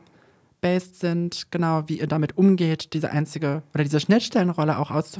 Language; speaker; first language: German; native; German